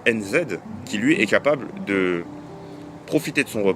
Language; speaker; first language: French; native; French